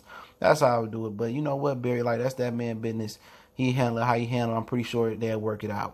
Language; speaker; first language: English; native; English